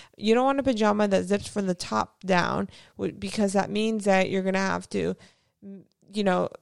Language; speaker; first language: English; native; English